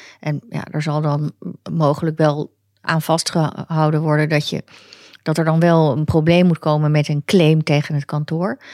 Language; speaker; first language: Dutch; native; Dutch